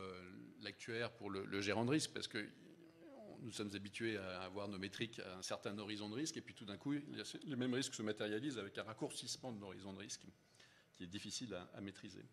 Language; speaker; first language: French; native; French